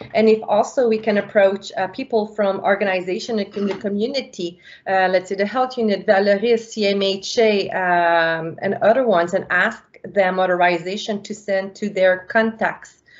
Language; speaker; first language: English; non-native, local second language; French